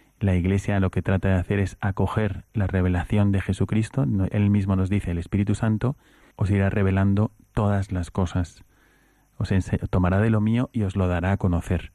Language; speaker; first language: Spanish; native; Spanish